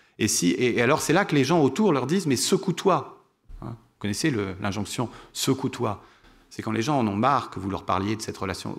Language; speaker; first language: French; native; French